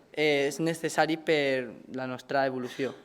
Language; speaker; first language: Catalan; native; Catalan